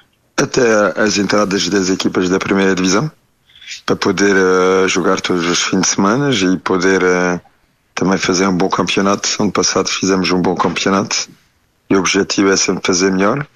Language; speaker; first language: Portuguese; early bilingual, heritage; French